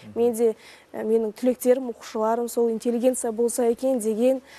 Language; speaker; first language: Kazakh; non-native, local second language; Russian